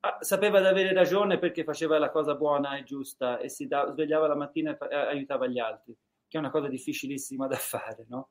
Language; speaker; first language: Italian; early bilingual, heritage; Italian